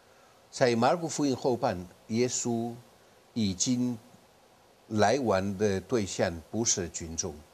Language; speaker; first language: Chinese; non-native, fluent; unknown